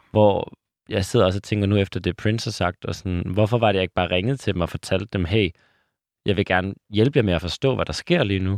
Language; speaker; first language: Danish; native; Danish